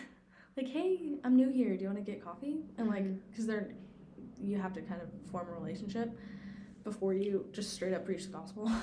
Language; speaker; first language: English; native; English